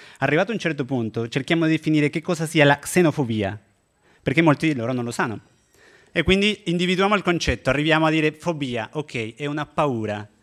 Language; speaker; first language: Italian; non-native, fluent; Spanish